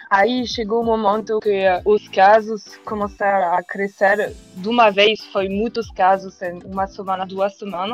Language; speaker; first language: Portuguese; non-native, learner; French